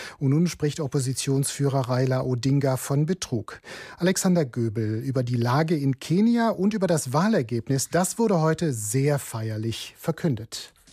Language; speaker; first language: German; native; German